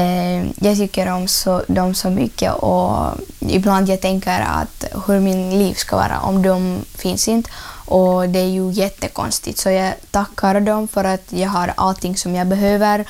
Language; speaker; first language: Swedish; non-native, learner; Russian